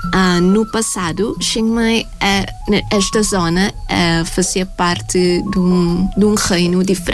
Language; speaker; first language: Portuguese; non-native, fluent; Thai